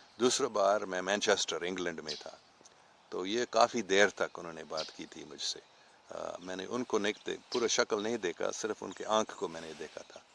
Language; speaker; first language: Urdu; non-native, local second language; English